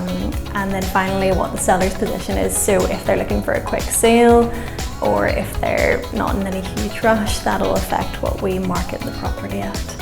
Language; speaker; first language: English; native; English